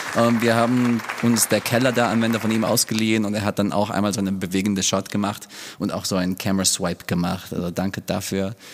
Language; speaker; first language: German; non-native, fluent; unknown